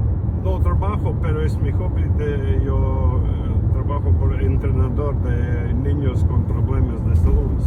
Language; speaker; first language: Spanish; non-native, learner; Latvian